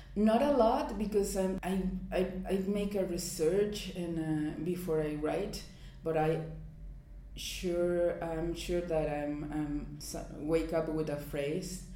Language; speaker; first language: English; non-native, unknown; Spanish